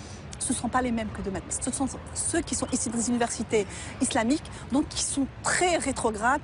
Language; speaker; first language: French; non-native, local second language; Kabyle